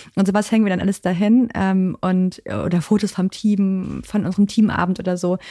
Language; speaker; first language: German; native; German